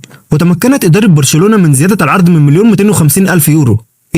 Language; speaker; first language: Arabic; native; Arabic